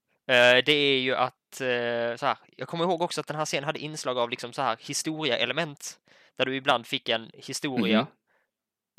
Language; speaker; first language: Swedish; native; Swedish